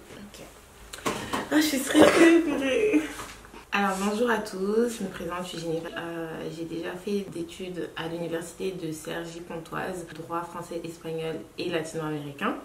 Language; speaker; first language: French; early bilingual, other home language; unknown